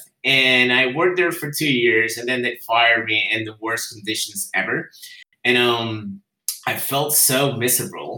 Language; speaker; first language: English; non-native, fluent; Spanish